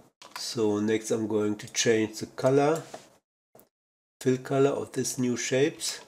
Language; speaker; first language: English; non-native, fluent; German